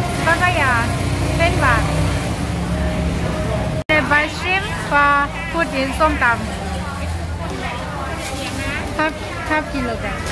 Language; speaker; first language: English; non-native, learner; Lao